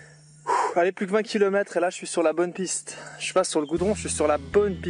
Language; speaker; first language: French; native; French